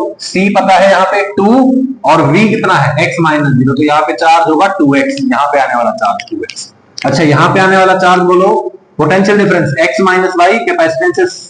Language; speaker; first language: Hindi; native; Hindi